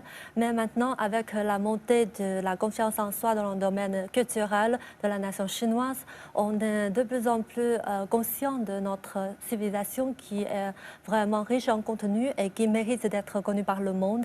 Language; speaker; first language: French; non-native, fluent; Chinese